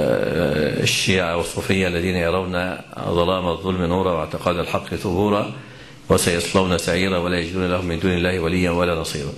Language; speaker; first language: Arabic; native; Arabic